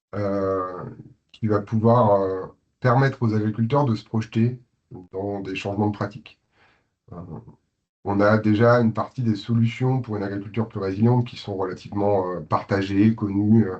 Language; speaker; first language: French; native; French